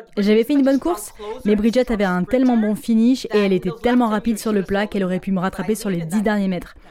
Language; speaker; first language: French; non-native, local second language; English